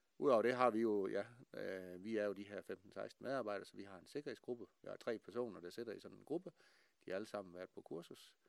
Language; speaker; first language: Danish; native; Danish